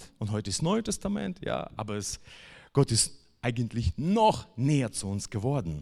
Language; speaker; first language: German; non-native, fluent; Russian